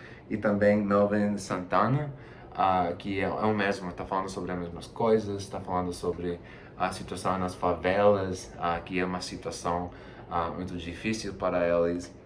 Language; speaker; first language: Portuguese; non-native, fluent; Spanish